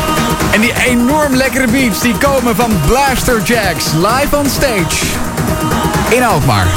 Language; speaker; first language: Dutch; native; Dutch